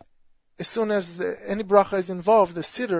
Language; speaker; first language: English; non-native, fluent; Hebrew